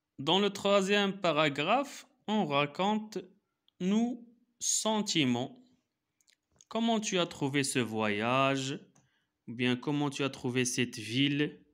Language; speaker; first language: French; non-native, local second language; Arabic